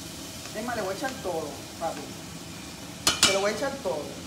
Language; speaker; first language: Spanish; native; Spanish